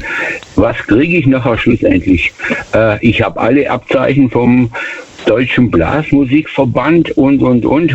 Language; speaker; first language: German; native; German